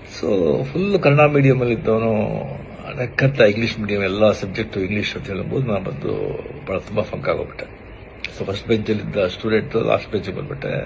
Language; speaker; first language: Kannada; non-native, local second language; Marathi